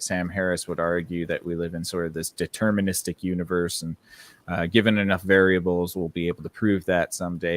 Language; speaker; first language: English; native; English